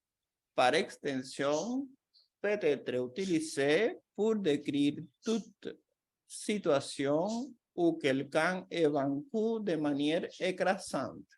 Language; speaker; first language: French; non-native, fluent; Portuguese